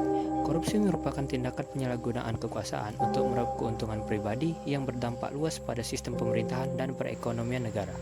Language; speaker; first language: Indonesian; native; Indonesian